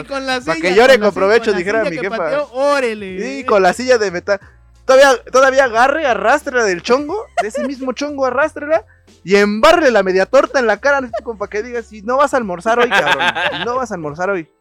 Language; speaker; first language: Spanish; native; Spanish